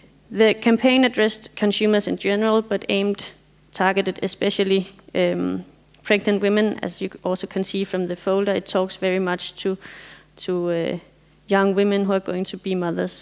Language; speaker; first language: English; non-native, fluent; Danish